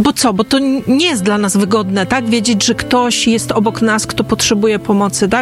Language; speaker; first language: Polish; native; Polish